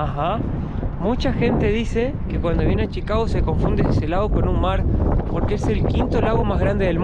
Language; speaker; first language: Spanish; native; Spanish